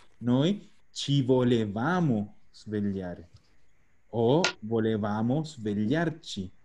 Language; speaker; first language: Italian; non-native, fluent; Spanish